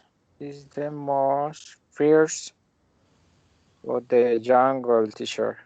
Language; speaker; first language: English; non-native, learner; Spanish